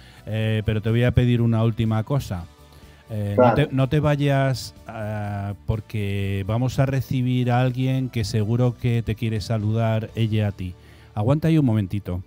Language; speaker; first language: Spanish; native; Spanish